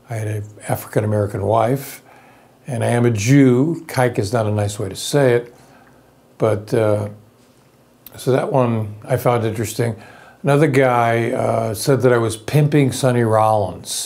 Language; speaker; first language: English; native; English